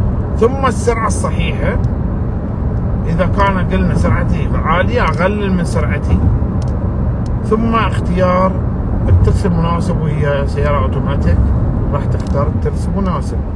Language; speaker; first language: Arabic; native; Arabic